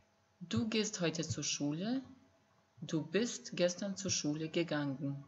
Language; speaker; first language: German; non-native, fluent; Albanian